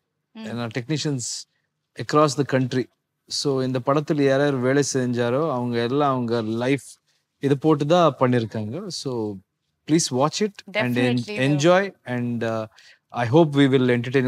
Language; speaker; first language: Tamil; non-native, local second language; Kannada